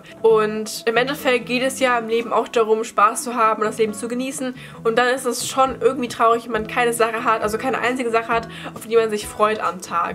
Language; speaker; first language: German; native; German